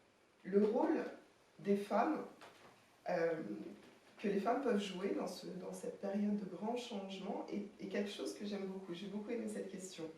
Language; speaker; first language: French; native; French